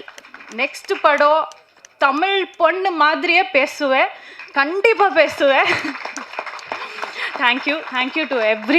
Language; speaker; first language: Tamil; non-native, learner; Kannada